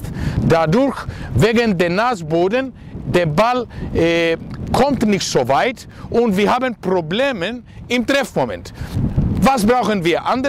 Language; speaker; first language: German; non-native, learner; Greek